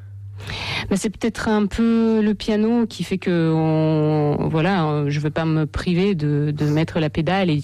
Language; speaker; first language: French; non-native, fluent; Russian